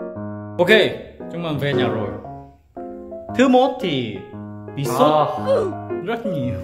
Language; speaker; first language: Vietnamese; non-native, learner; Korean